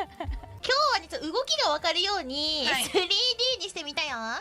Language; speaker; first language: Japanese; native; Japanese